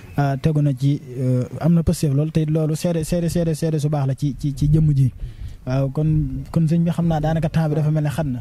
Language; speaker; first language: Wolof; native; Wolof